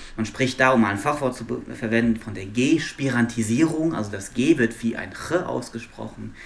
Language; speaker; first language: German; non-native, local second language; Luxembourgish